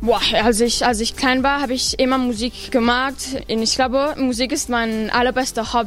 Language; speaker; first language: German; early bilingual, heritage; Spanish